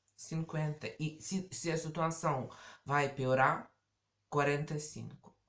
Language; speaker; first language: Portuguese; native; Portuguese